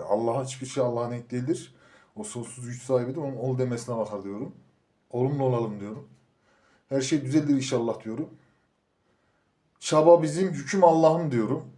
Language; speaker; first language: Turkish; native; Turkish